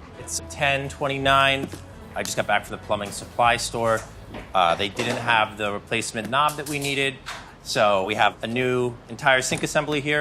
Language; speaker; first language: English; native; English